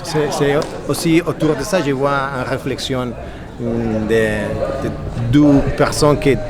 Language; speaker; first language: French; non-native, fluent; Spanish